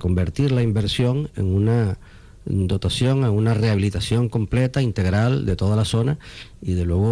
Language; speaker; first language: Spanish; native; Spanish